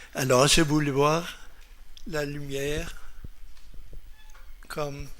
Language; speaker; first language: French; non-native, fluent; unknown